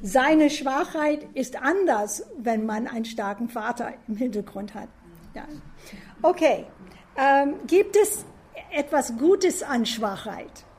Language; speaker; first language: German; non-native, fluent; English